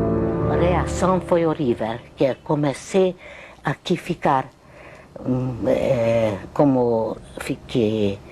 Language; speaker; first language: Portuguese; non-native, fluent; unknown